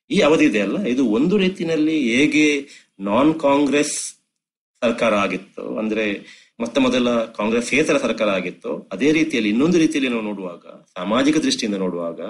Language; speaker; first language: Kannada; native; Kannada